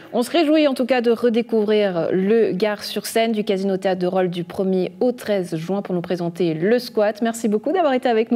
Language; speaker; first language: French; native; French